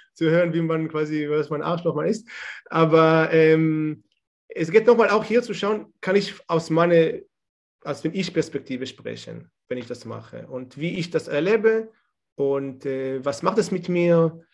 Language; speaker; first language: German; non-native, fluent; Hebrew